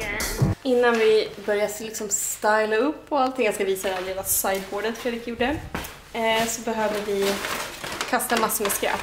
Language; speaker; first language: Swedish; native; Swedish